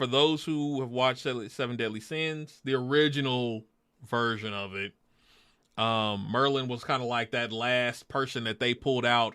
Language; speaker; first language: English; native; English